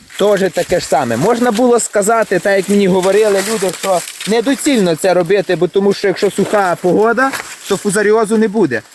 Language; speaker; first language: Ukrainian; native; Ukrainian